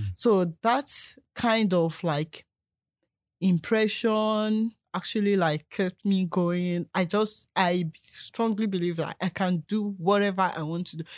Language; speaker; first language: English; non-native, local second language; Yoruba